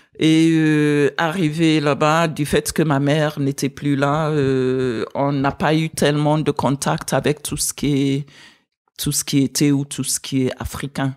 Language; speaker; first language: French; non-native, fluent; English